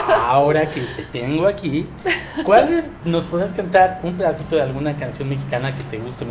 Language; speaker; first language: Spanish; native; Spanish